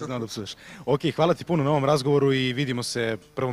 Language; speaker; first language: Serbian; native; Serbian